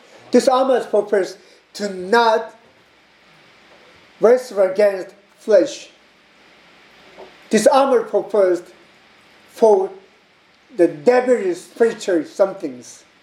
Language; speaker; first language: English; non-native, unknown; Korean